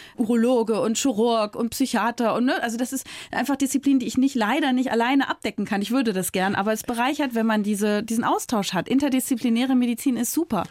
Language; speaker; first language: German; native; German